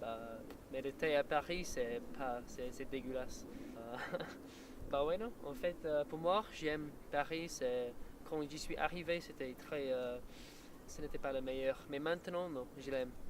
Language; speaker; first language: French; non-native, learner; English